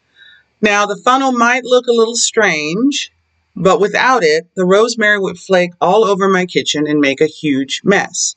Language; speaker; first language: English; native; English